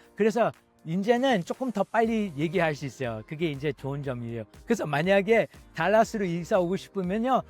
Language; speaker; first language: Korean; early bilingual, heritage; Korean